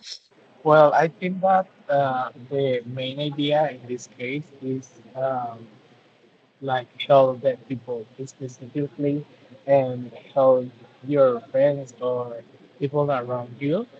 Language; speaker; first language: English; non-native, learner; Spanish